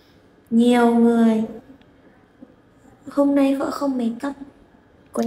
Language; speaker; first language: Vietnamese; non-native, learner; Indonesian